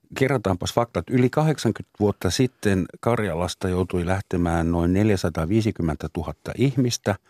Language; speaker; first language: Finnish; non-native, fluent; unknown